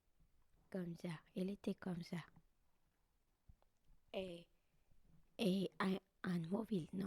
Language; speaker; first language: French; non-native, learner; Spanish